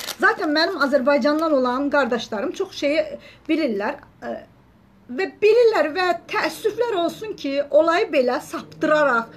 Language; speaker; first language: Azerbaijani; native; Azerbaijani